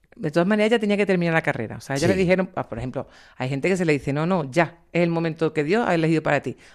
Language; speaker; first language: Spanish; native; Spanish